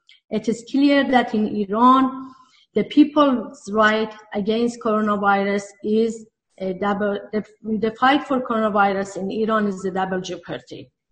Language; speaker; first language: English; non-native, fluent; Persian